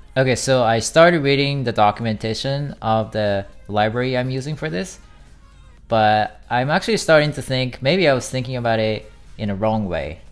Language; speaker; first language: English; non-native, fluent; Japanese